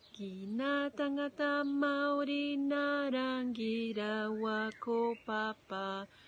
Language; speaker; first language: Māori; non-native, learner; Spanish